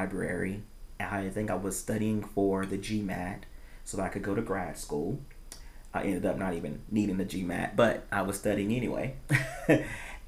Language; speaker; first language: English; native; English